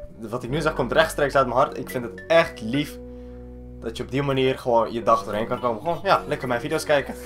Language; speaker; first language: Dutch; early bilingual, other home language; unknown